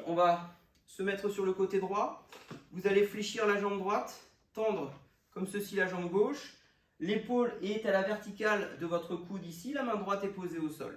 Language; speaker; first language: French; native; French